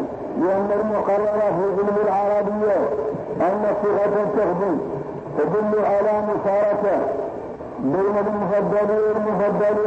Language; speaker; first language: Arabic; native; Arabic